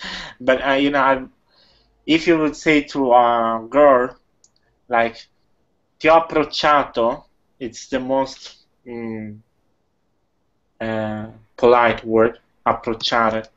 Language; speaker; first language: English; non-native, fluent; Italian